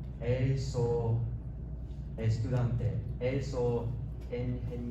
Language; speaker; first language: Portuguese; non-native, learner; English